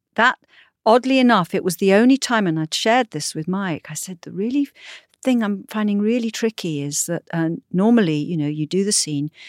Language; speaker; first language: English; native; English